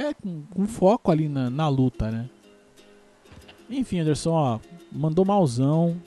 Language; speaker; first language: Portuguese; native; Portuguese